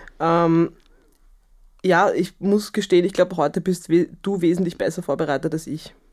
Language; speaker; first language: German; native; German